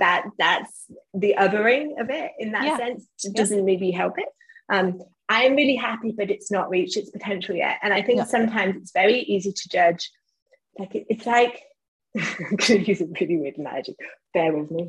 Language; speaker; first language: English; native; English